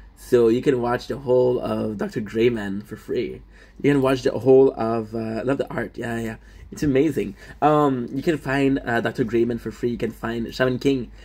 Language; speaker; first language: English; non-native, fluent; French